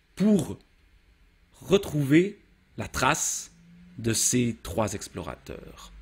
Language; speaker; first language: French; native; French